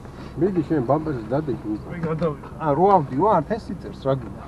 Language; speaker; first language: Georgian; native; Georgian